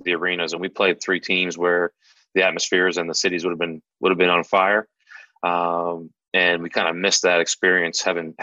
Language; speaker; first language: English; native; English